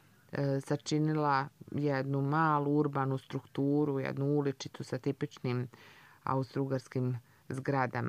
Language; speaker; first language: Croatian; native; Croatian